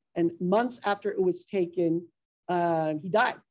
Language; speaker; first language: English; native; English